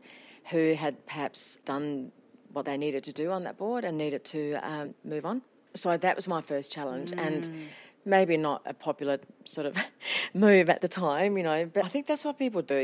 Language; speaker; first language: English; non-native, fluent; Finnish